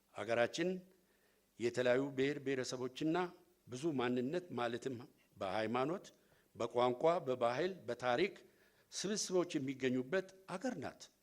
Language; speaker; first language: Amharic; non-native, local second language; Oromo